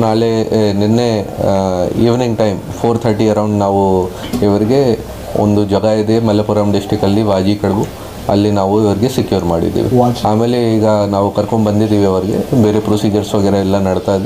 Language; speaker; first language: Kannada; non-native, fluent; Hindi